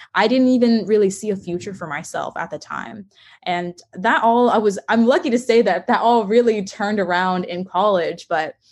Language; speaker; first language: English; native; English